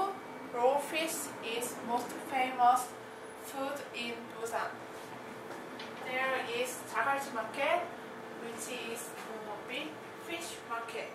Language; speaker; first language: English; non-native, learner; Korean